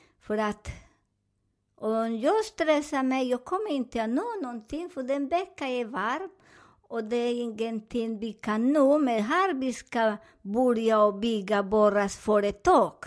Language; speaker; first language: Swedish; non-native, fluent; Spanish